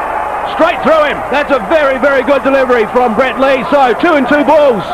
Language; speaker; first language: English; native; English